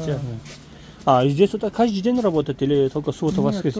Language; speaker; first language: Russian; non-native, learner; Kyrgyz